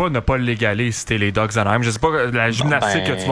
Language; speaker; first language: French; native; French